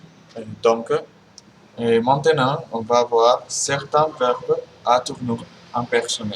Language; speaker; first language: French; non-native, learner; Spanish